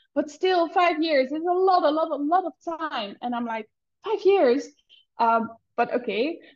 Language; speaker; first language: English; non-native, fluent; Dutch